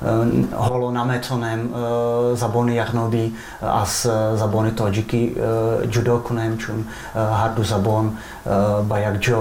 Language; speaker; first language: Persian; non-native, fluent; Czech